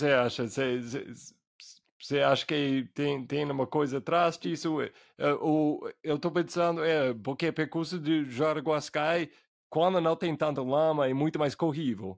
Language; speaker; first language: Portuguese; non-native, fluent; English